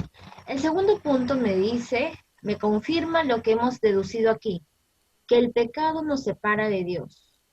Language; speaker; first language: Spanish; native; Spanish